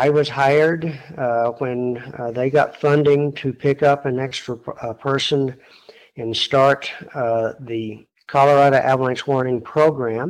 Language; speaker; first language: English; native; English